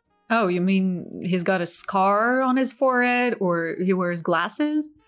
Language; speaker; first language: English; non-native, fluent; Russian